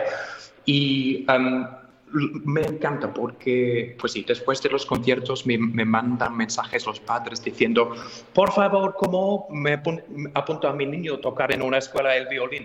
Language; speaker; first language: Spanish; non-native, fluent; English